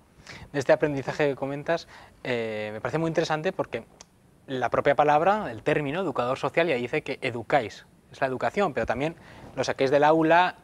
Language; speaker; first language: Spanish; native; Spanish